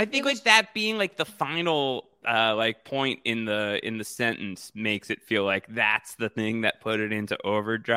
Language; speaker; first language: English; native; English